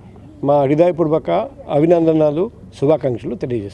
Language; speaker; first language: Telugu; non-native, local second language; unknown